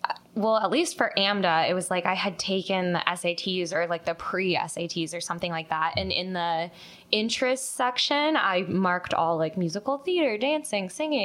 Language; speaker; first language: English; native; English